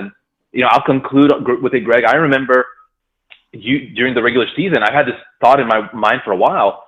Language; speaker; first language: English; native; English